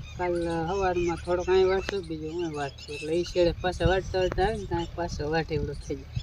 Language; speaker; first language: Gujarati; native; Gujarati